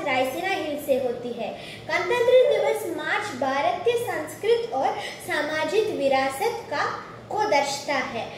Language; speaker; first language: Hindi; non-native, local second language; Tamil